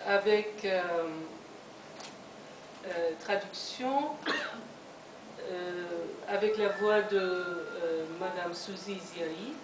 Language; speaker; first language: French; non-native, fluent; Persian